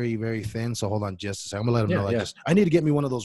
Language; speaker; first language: English; non-native, fluent; Samoan